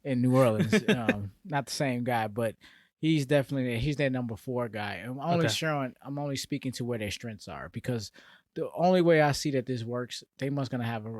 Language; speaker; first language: English; native; English